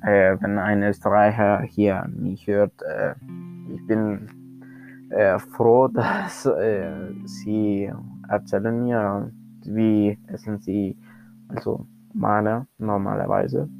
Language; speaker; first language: German; non-native, learner; Spanish